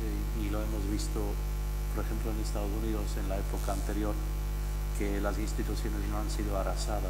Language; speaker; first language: Spanish; non-native, fluent; Slovak